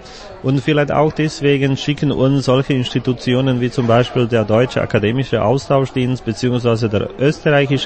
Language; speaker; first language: German; non-native, fluent; Slovak